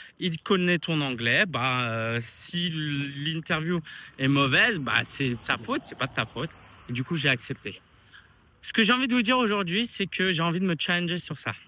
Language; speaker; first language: French; early bilingual, other home language; Chinese